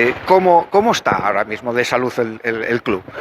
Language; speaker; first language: Spanish; native; Spanish